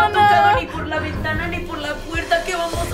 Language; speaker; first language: Spanish; native; Spanish